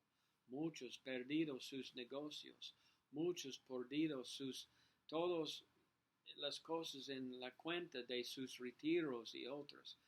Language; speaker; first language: Spanish; non-native, learner; English